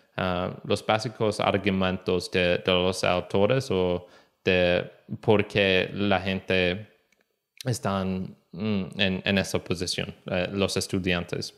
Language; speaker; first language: Spanish; non-native, learner; English